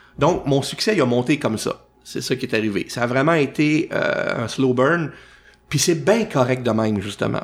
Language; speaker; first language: French; native; French